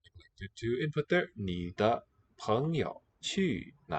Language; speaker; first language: Chinese; non-native, learner; English